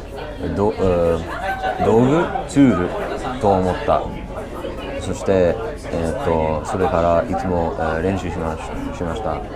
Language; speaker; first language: Japanese; non-native, learner; English